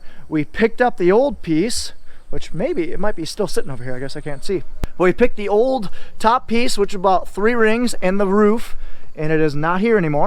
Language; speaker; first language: English; native; English